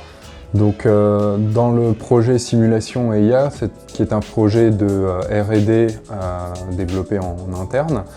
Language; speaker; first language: French; native; French